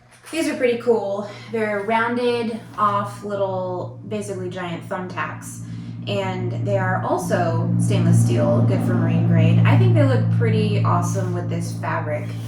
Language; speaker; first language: English; native; English